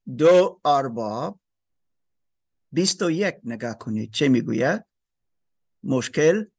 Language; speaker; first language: Persian; non-native, learner; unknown